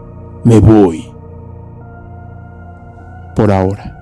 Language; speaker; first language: Spanish; native; Spanish